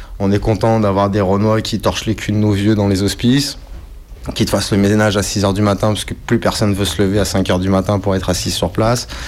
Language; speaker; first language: French; native; French